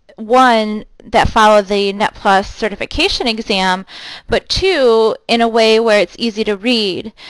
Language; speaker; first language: English; native; English